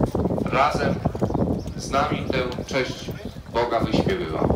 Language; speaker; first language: Polish; native; Polish